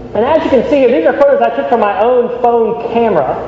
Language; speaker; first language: English; native; English